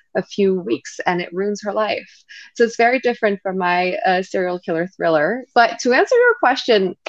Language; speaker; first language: English; non-native, fluent; French